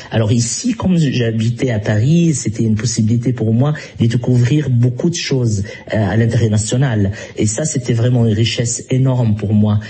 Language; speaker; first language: French; non-native, fluent; Arabic